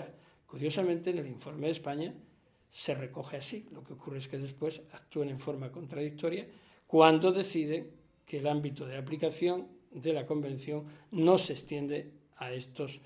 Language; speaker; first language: Spanish; native; Spanish